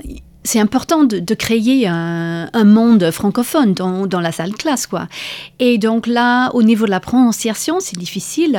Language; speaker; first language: French; non-native, fluent; English